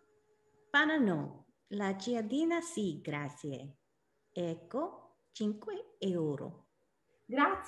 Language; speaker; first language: Italian; non-native, learner; English